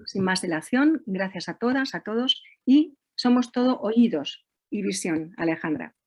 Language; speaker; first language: Spanish; native; Spanish